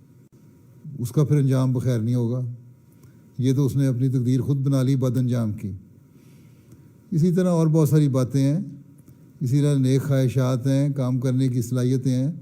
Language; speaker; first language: Urdu; native; Urdu